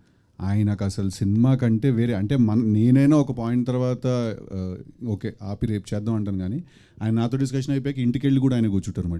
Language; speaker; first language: Telugu; native; Telugu